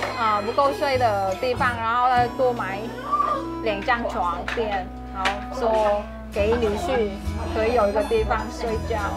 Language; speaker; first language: Chinese; non-native, fluent; Vietnamese